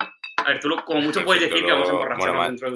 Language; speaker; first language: Spanish; native; Spanish